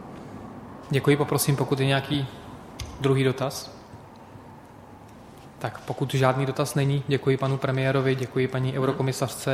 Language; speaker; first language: Czech; native; Czech